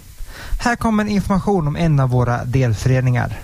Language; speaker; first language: Swedish; native; Swedish